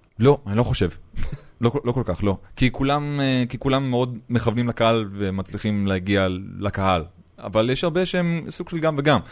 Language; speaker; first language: Hebrew; native; Hebrew